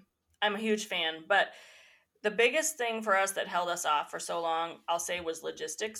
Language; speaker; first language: English; native; English